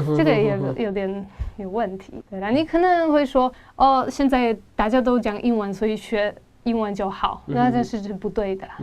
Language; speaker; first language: Chinese; non-native, fluent; Polish